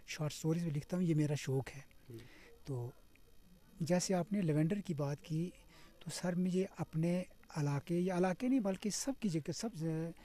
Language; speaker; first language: Hindi; non-native, local second language; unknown